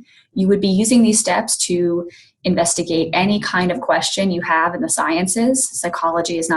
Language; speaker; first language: English; native; English